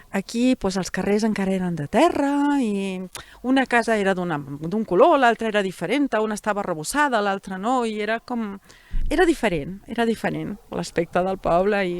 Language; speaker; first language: Catalan; early bilingual, heritage; Catalan